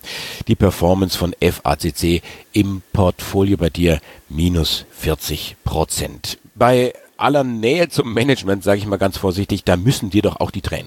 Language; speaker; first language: German; native; German